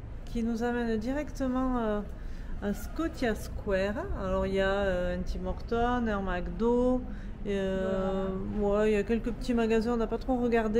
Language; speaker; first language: French; native; French